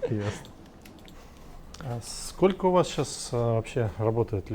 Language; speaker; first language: Russian; native; Russian